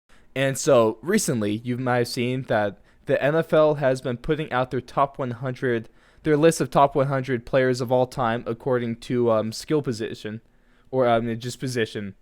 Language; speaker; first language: English; native; English